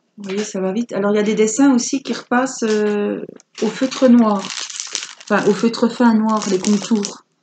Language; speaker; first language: French; native; French